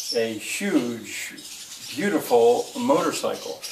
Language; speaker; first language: English; native; English